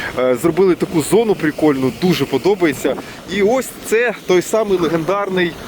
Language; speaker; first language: Ukrainian; non-native, local second language; Russian